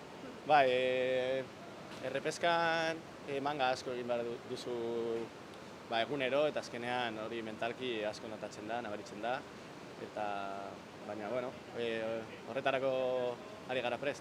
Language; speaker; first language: Basque; non-native, local second language; Spanish